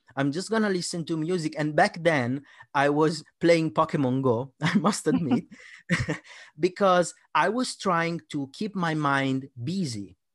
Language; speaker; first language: English; non-native, fluent; Italian